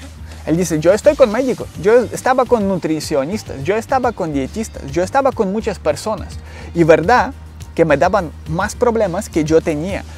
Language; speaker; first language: Spanish; non-native, learner; Ukrainian